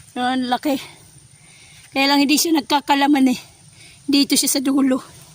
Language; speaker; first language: Filipino; non-native, local second language; Waray